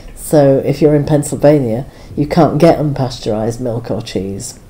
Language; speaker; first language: English; native; English